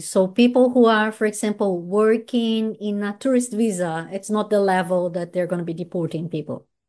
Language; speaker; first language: English; non-native, fluent; Portuguese